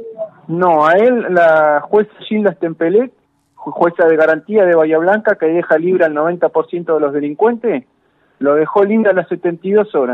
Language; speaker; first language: Spanish; native; Spanish